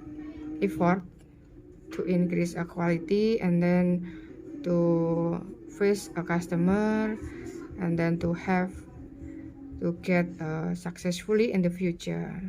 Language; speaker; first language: English; non-native, learner; Indonesian